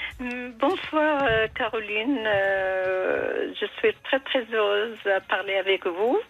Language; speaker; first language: French; non-native, fluent; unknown